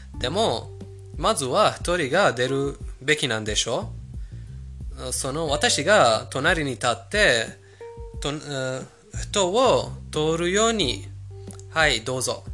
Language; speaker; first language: Japanese; non-native, fluent; Persian